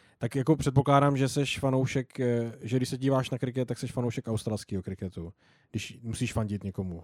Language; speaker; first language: Czech; native; Czech